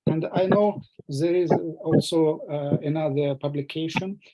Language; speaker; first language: English; non-native, fluent; Russian